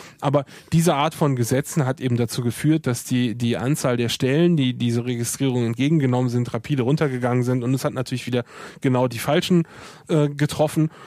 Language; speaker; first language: German; native; German